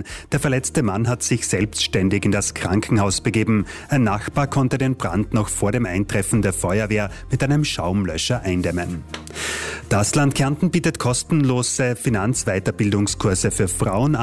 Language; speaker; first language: German; native; German